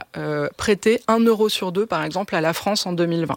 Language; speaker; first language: French; native; French